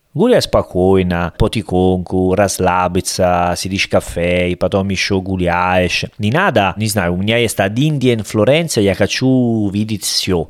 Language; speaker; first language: Russian; non-native, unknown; Italian